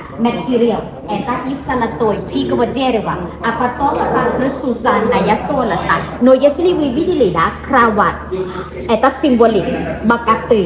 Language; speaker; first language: Russian; non-native, learner; Thai